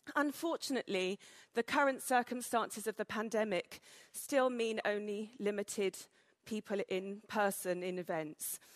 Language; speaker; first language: English; native; English